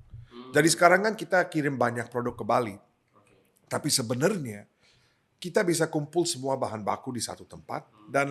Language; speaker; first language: Indonesian; non-native, fluent; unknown